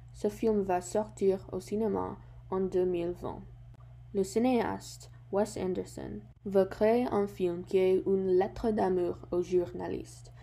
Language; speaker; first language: French; non-native, learner; English